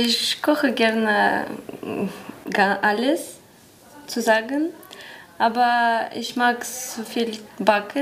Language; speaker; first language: German; non-native, learner; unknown